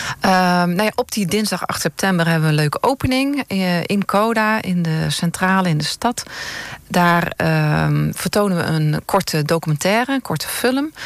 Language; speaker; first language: Dutch; native; Dutch